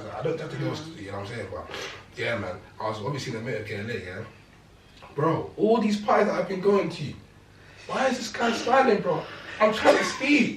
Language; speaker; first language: English; native; English